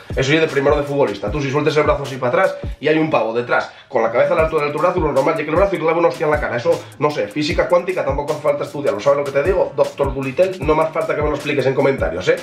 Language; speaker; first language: Spanish; native; Spanish